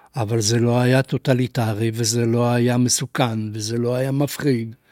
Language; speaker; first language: Hebrew; non-native, fluent; Polish